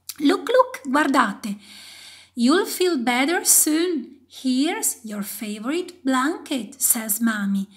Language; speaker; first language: English; non-native, fluent; Italian